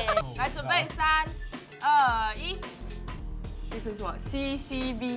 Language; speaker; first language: Chinese; native; Chinese